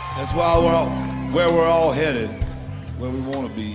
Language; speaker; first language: English; native; English